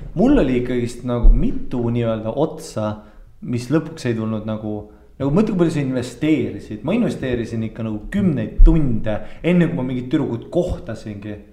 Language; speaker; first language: Estonian; early bilingual, heritage; Estonian